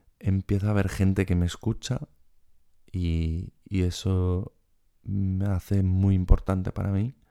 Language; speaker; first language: Spanish; non-native, fluent; German